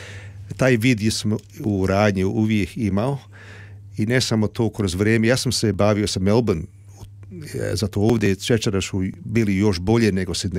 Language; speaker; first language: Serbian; early bilingual, heritage; Serbian